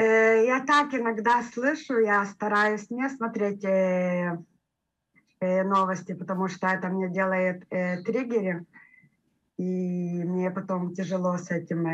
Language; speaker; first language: Russian; early bilingual, heritage; Russian